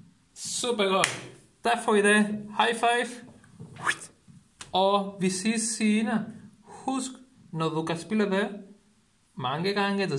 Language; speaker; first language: Danish; non-native, learner; Spanish